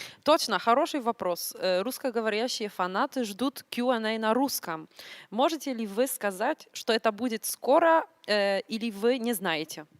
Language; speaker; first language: Russian; non-native, fluent; Polish